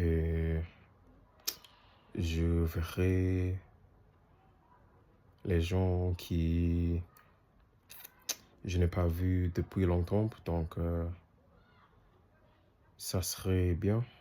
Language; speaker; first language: French; non-native, learner; English